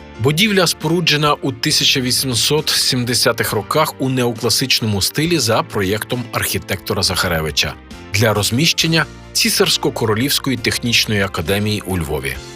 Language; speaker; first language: Ukrainian; native; Ukrainian